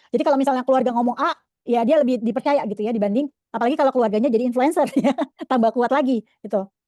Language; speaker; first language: Indonesian; native; Indonesian